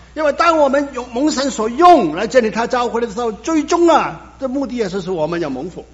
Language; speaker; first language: Chinese; native; Chinese